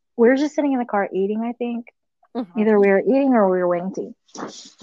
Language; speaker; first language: English; native; English